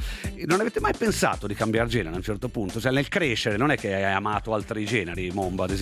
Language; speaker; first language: Italian; native; Italian